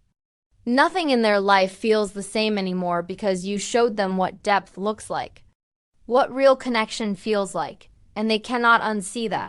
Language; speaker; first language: English; native; English